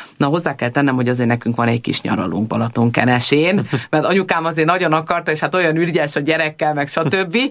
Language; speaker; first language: Hungarian; early bilingual, heritage; Hungarian